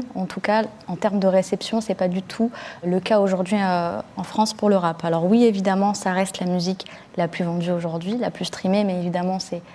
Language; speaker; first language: French; early bilingual, other home language; Arabic